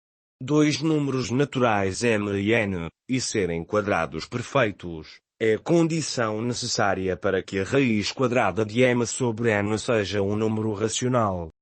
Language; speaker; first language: Portuguese; native; Portuguese